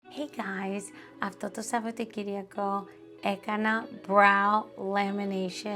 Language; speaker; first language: Greek; early bilingual, heritage; Greek